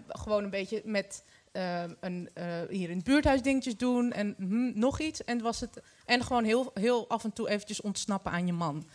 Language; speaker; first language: Dutch; early bilingual, other home language; Arabic